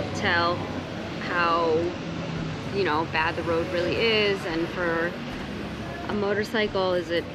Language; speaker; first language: English; native; English